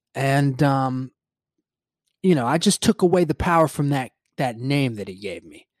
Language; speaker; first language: English; early bilingual, other home language; Spanish